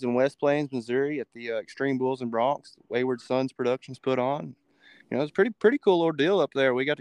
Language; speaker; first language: English; native; English